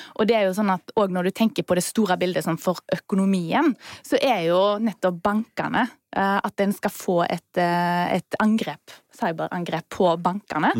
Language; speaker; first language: Norwegian; native; Norwegian